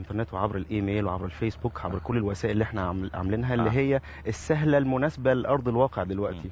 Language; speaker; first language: Arabic; native; Arabic